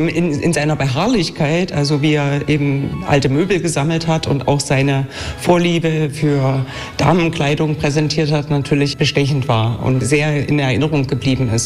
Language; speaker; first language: German; native; German